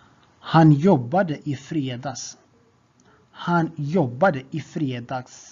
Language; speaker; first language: Swedish; non-native, fluent; Tigrinya